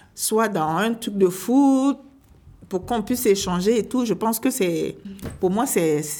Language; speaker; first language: French; non-native, local second language; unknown